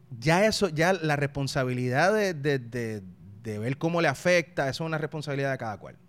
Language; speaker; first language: Spanish; native; Spanish